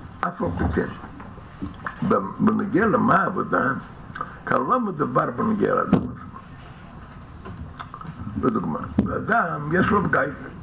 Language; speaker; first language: Hebrew; non-native, fluent; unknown